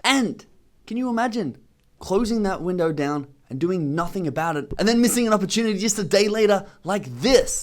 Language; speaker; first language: English; native; English